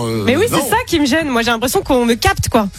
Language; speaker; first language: French; native; French